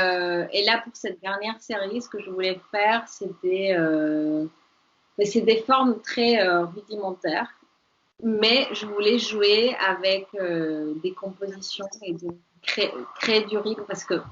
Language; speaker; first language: French; non-native, fluent; Spanish